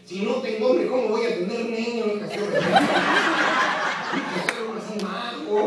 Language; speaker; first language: Spanish; native; Spanish